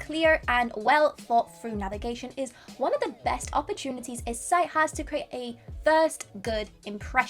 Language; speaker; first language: English; non-native, fluent; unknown